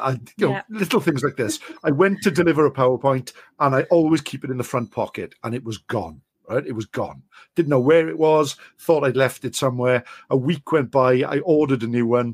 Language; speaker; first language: English; native; English